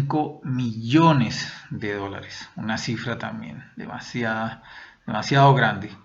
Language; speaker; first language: Spanish; native; Spanish